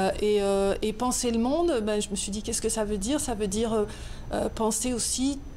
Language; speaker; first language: French; native; French